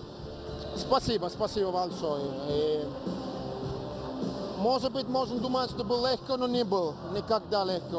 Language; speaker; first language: Russian; non-native, learner; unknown